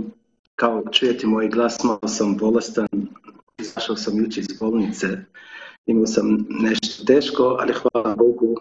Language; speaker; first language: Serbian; non-native, learner; Arabic